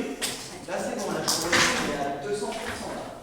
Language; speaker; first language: French; native; French